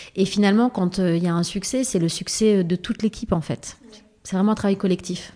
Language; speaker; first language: French; native; French